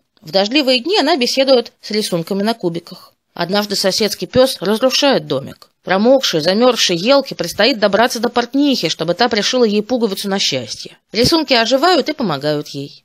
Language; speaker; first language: Russian; native; Russian